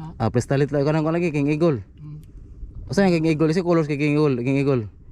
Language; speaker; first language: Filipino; non-native, local second language; Cebuano